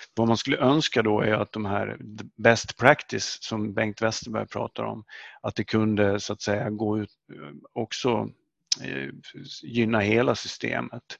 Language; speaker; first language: Swedish; native; Swedish